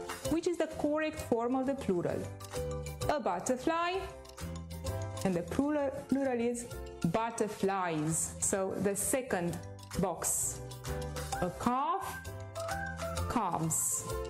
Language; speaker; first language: English; non-native, fluent; Romanian